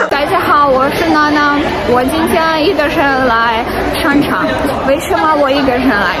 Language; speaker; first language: Chinese; non-native, learner; Ukrainian